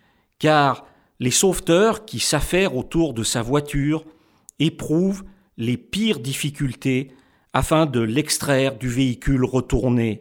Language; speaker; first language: French; native; French